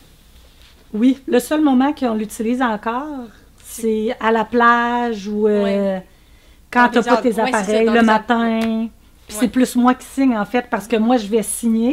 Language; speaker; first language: French; native; French